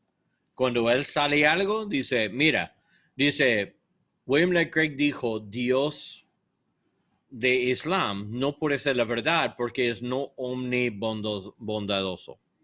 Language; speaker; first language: Spanish; non-native, learner; English